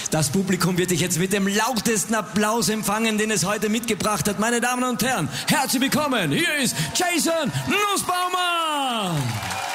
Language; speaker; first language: German; native; German